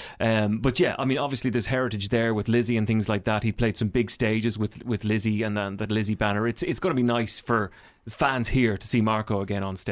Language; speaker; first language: English; native; English